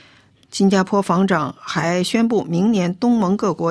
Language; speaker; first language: Chinese; native; Chinese